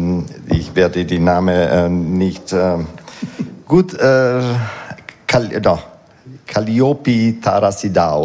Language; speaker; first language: German; non-native, fluent; Italian